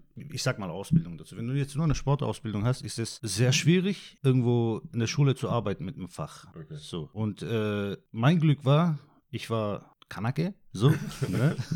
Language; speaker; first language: German; non-native, fluent; Turkish